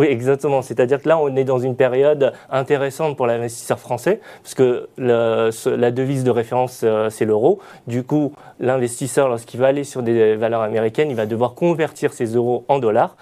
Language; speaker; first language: French; native; French